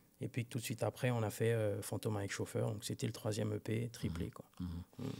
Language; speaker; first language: French; native; French